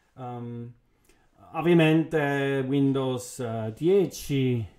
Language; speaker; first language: Italian; non-native, fluent; English